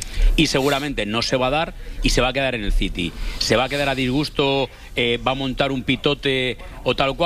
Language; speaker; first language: Spanish; native; Spanish